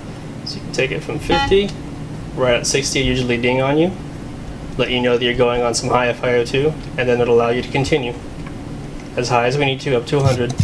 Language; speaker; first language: English; native; English